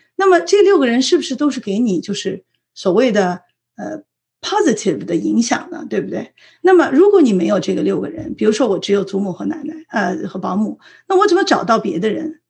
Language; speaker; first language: Chinese; native; Chinese